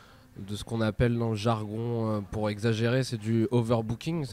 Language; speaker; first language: French; native; French